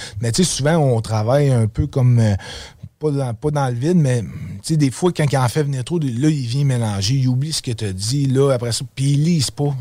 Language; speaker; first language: French; native; French